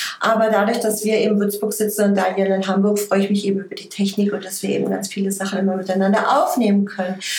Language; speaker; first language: German; native; German